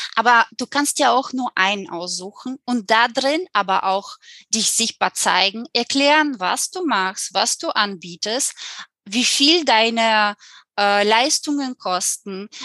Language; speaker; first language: German; non-native, fluent; Ukrainian